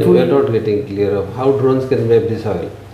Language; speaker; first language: English; non-native, local second language; Odia